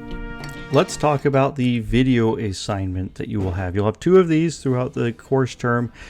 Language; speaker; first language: English; native; English